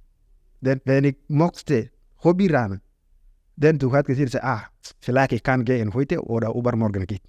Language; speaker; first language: German; non-native, learner; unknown